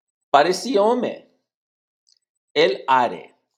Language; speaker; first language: Spanish; non-native, learner; English